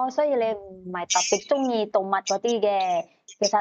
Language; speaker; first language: Cantonese; native; Cantonese